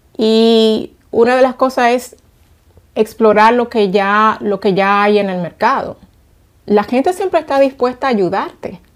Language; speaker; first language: Spanish; native; Spanish